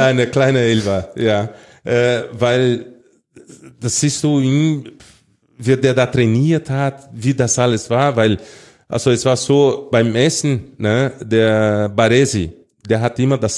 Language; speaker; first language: German; non-native, fluent; Portuguese